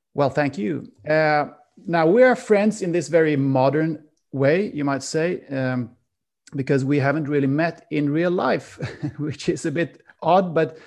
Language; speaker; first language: English; non-native, fluent; Swedish